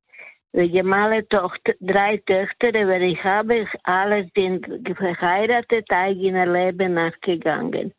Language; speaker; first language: German; non-native, learner; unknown